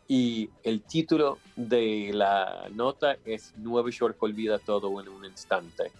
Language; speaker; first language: Spanish; non-native, fluent; English